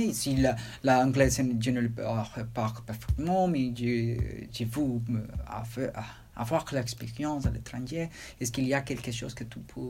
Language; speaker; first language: French; non-native, learner; Spanish